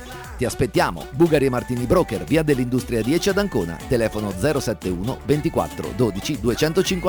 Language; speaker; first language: Italian; native; Italian